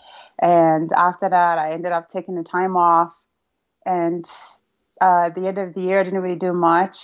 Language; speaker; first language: English; non-native, fluent; Rundi